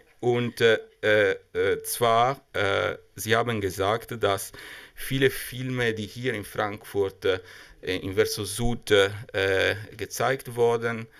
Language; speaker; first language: German; non-native, fluent; Italian